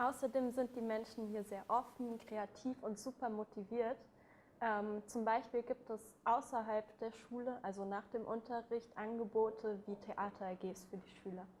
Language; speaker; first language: German; non-native, learner; Serbian